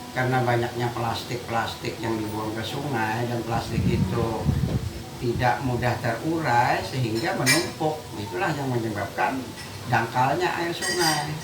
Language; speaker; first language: Indonesian; native; Indonesian